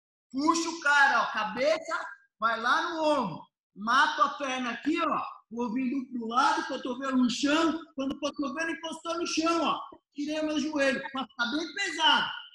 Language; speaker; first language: Portuguese; native; Portuguese